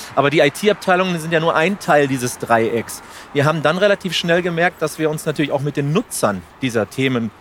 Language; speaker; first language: German; non-native, fluent; Spanish